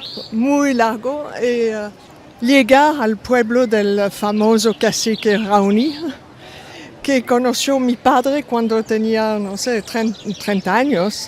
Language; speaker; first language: Spanish; non-native, fluent; French